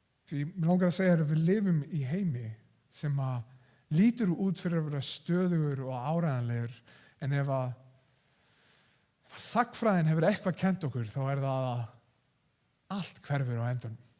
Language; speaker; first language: Icelandic; non-native, fluent; English